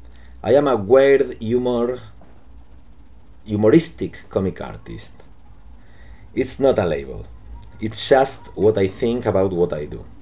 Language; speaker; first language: English; non-native, local second language; Spanish